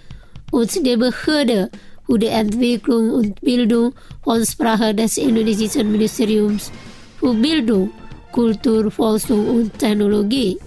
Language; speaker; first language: German; non-native, fluent; Indonesian